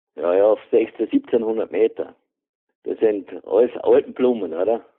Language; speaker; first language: German; native; German